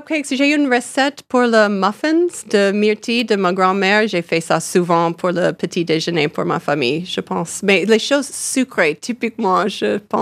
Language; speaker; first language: French; non-native, learner; English